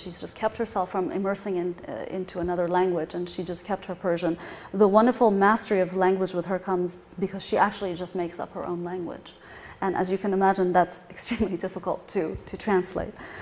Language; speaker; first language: English; non-native, fluent; Persian